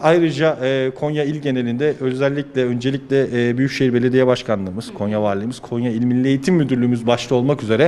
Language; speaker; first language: Turkish; native; Turkish